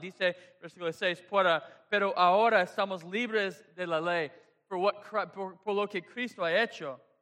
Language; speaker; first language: Spanish; non-native, fluent; English